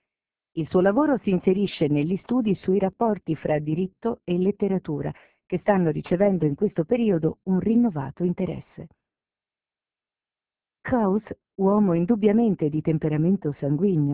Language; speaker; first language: Italian; native; Italian